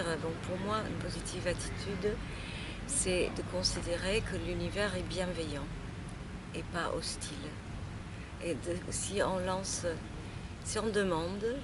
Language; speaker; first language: French; non-native, fluent; English